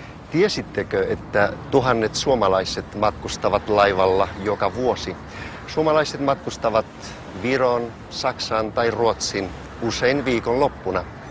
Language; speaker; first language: Finnish; non-native, fluent; Spanish